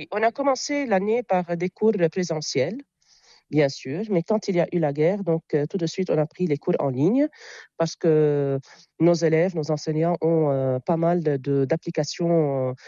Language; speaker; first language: French; non-native, local second language; Arabic